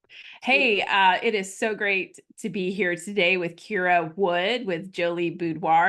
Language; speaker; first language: English; native; English